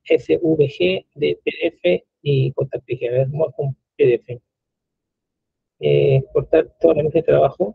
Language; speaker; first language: Spanish; native; Spanish